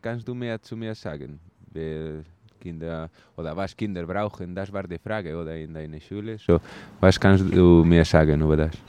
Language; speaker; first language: German; non-native, learner; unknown